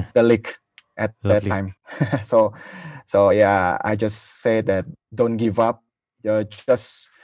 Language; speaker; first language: English; non-native, learner; Indonesian